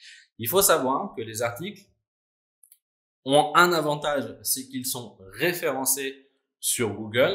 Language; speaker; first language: French; native; French